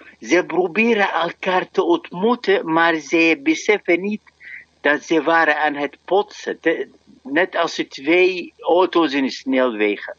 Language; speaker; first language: Dutch; non-native, fluent; Arabic